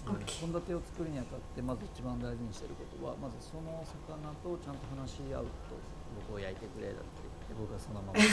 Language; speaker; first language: Japanese; native; Japanese